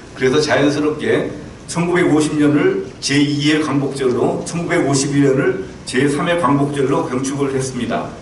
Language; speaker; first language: Korean; native; Korean